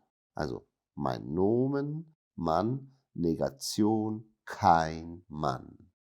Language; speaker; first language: German; non-native, fluent; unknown